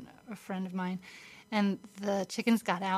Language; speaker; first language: English; native; English